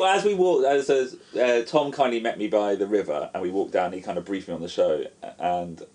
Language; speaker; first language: English; native; English